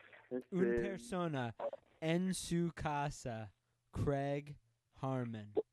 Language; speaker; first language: Spanish; non-native, learner; English